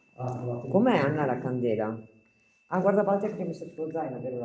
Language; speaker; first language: Italian; native; Italian